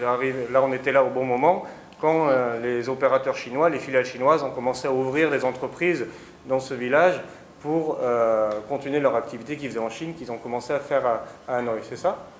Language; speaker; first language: French; native; French